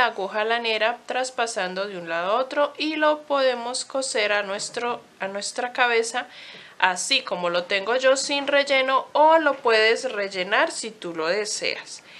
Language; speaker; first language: Spanish; native; Spanish